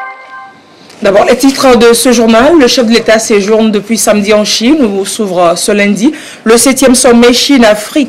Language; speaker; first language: French; native; French